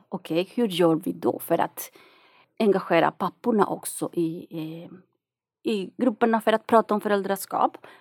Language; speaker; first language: Swedish; non-native, fluent; Spanish